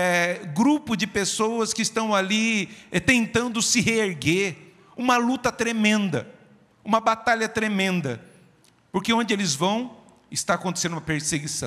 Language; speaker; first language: Portuguese; native; Portuguese